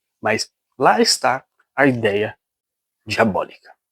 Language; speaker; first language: Portuguese; native; Portuguese